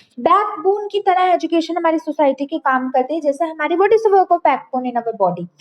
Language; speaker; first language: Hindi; native; Hindi